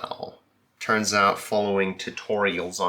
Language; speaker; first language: English; native; English